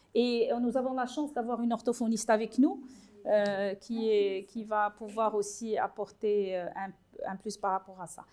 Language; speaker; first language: French; non-native, local second language; Arabic